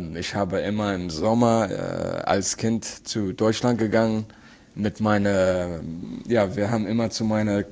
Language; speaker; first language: German; early bilingual, other home language; English